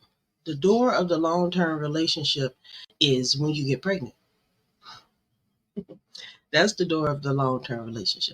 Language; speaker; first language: English; native; English